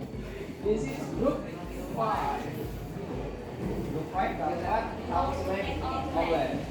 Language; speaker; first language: English; non-native, learner; Indonesian